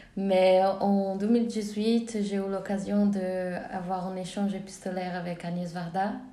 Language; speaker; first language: French; non-native, fluent; Portuguese